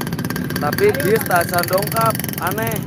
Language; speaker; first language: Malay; non-native, local second language; Sundanese